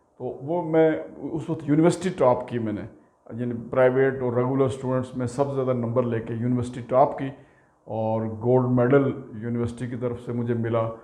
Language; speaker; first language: Urdu; non-native, local second language; Punjabi